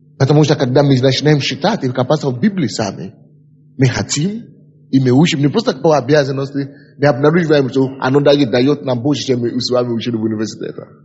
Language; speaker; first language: Russian; non-native, fluent; Yoruba